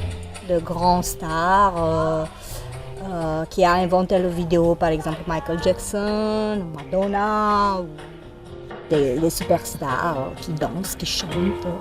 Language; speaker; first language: French; non-native, fluent; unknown